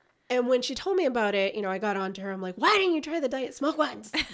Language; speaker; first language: English; early bilingual, other home language; Spanish